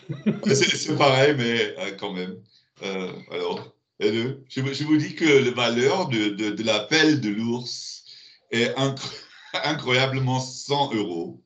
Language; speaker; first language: French; non-native, learner; German